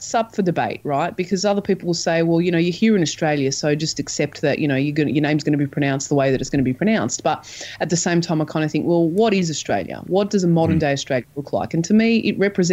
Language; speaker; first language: English; non-native, local second language; Croatian